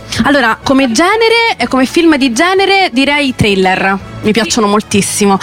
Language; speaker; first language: Italian; native; Italian